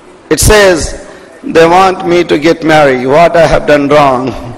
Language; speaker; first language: English; non-native, local second language; Urdu